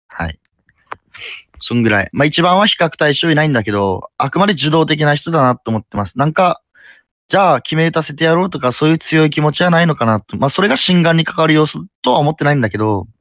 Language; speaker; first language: Japanese; native; Japanese